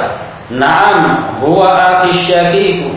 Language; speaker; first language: Arabic; non-native, fluent; Indonesian